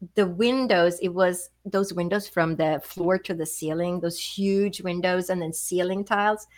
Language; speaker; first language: English; non-native, fluent; Swedish